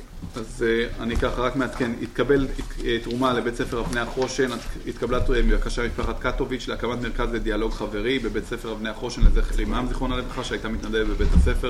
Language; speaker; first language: Hebrew; native; Hebrew